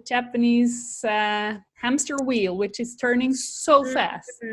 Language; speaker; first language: English; non-native, fluent; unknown